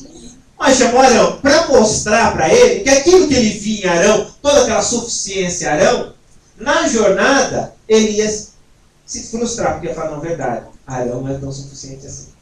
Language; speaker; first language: Portuguese; native; Portuguese